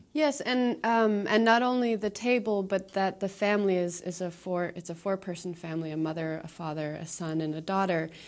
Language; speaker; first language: English; native; English